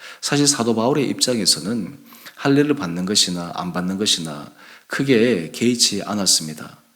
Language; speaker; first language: Korean; native; Korean